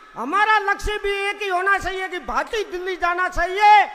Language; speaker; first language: Hindi; non-native, local second language; Rajasthani